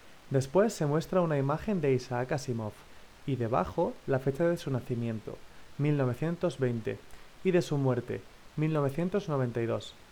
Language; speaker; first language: Spanish; native; Spanish